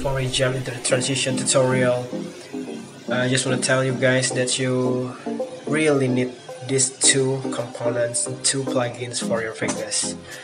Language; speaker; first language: English; non-native, learner; Indonesian